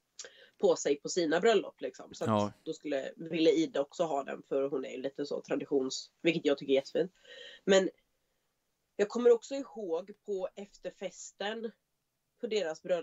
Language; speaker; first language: Swedish; native; Swedish